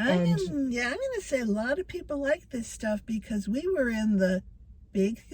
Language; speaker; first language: English; native; English